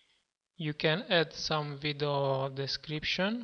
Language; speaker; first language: English; non-native, fluent; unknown